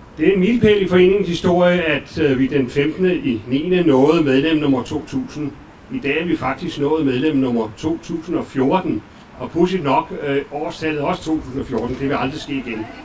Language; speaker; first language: Danish; native; Danish